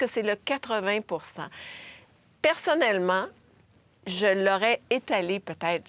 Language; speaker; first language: French; native; French